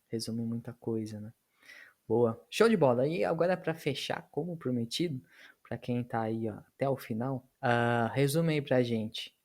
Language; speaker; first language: Portuguese; native; Portuguese